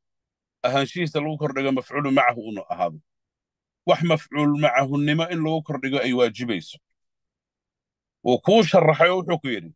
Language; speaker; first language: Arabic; non-native, local second language; Somali